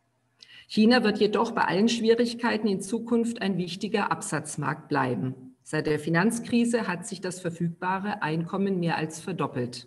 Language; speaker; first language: German; native; German